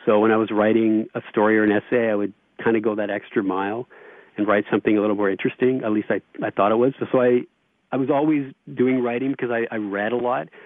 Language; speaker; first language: English; native; English